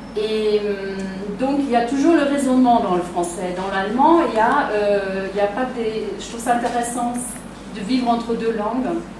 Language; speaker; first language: French; non-native, fluent; German